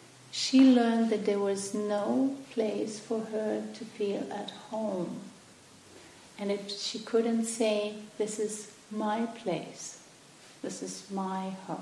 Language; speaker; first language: English; non-native, fluent; German